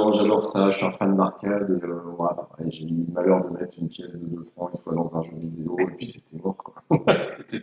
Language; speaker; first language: French; native; French